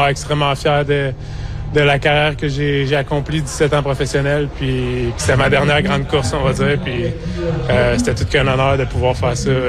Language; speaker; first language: French; native; French